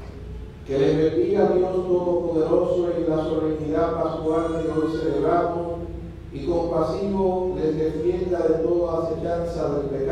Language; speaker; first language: Spanish; native; Spanish